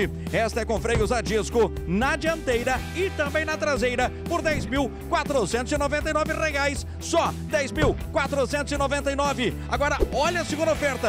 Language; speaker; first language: Portuguese; native; Portuguese